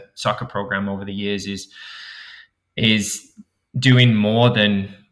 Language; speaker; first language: English; native; English